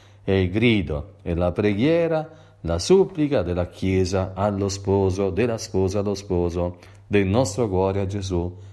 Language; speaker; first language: Italian; native; Italian